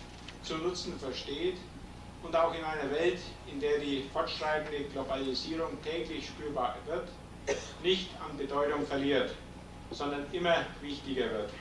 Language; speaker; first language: German; native; German